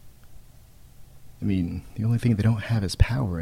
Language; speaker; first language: English; native; English